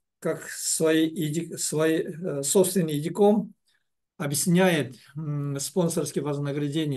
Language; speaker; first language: Russian; non-native, learner; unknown